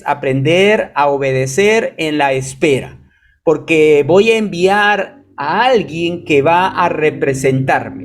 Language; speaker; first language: Spanish; native; Spanish